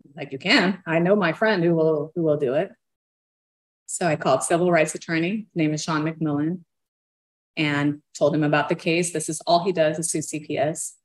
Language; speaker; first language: English; early bilingual, other home language; Portuguese